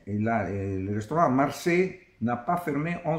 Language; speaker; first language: French; non-native, learner; Italian